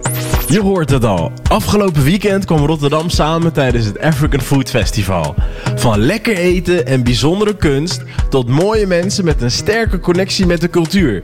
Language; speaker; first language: Dutch; native; Dutch